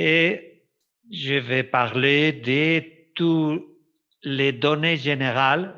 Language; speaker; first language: French; non-native, fluent; Spanish